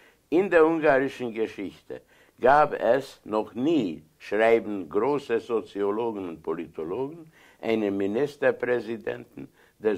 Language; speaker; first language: German; non-native, fluent; Hungarian